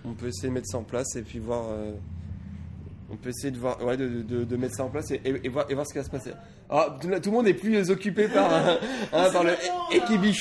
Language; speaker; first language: French; native; French